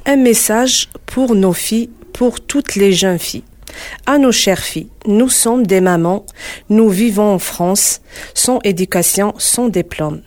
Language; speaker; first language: French; non-native, learner; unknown